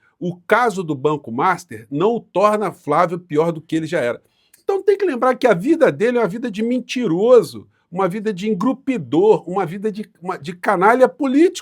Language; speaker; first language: Portuguese; native; Portuguese